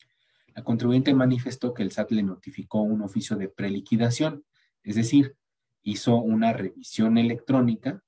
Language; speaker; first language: Spanish; native; Spanish